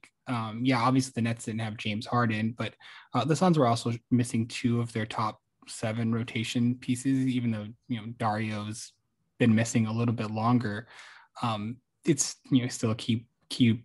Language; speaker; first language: English; native; English